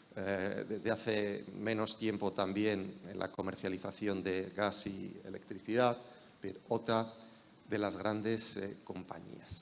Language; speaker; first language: Spanish; native; Spanish